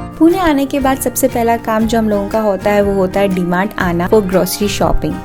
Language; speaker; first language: Hindi; native; Hindi